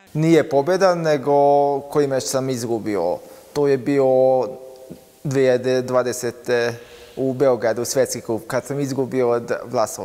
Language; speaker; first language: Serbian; non-native, local second language; Hungarian